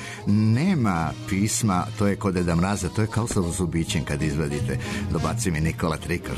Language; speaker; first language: Serbian; native; Serbian